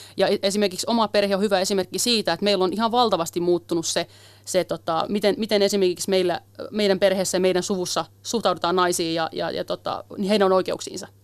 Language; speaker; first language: Finnish; early bilingual, other home language; Kurdish